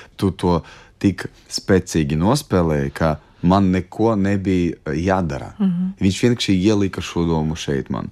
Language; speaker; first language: Latvian; non-native, local second language; Russian